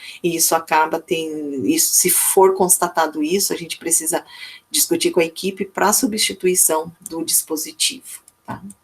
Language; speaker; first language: Portuguese; native; Portuguese